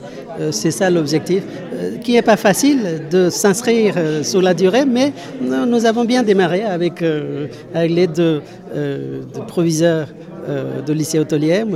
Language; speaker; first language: French; non-native, fluent; Nepali